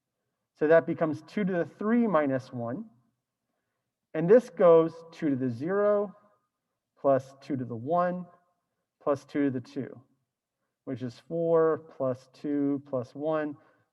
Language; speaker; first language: English; native; English